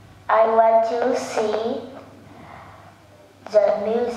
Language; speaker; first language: English; non-native, learner; Vietnamese